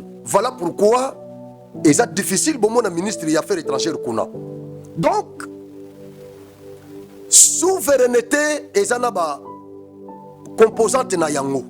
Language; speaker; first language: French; non-native, local second language; Lingala